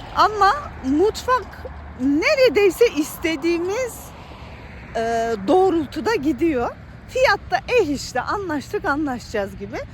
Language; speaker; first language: Turkish; native; Turkish